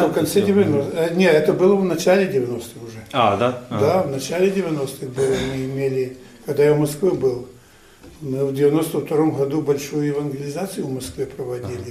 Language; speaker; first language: Russian; non-native, fluent; Ukrainian